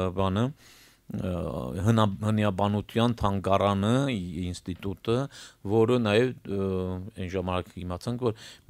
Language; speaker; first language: Armenian; early bilingual, heritage; Armenian